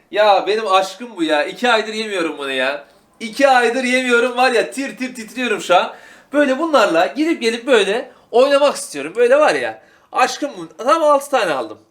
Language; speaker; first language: Turkish; native; Turkish